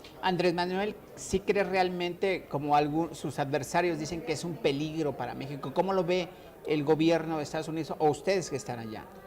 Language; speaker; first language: Spanish; native; Spanish